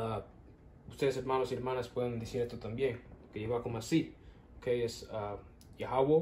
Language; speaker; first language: Spanish; non-native, learner; English